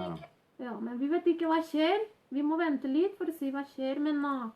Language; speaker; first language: Norwegian; non-native, learner; Spanish